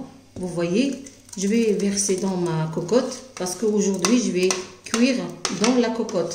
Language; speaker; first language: French; non-native, local second language; Arabic